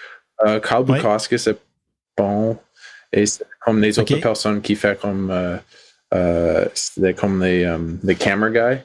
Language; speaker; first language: French; non-native, learner; English